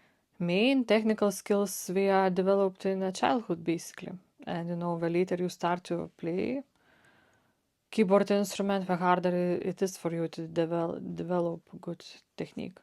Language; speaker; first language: English; non-native, fluent; Lithuanian